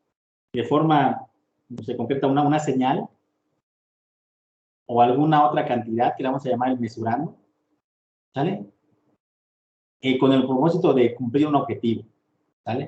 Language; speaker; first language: Spanish; native; Spanish